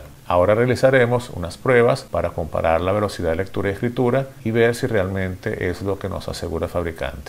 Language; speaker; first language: Spanish; native; Spanish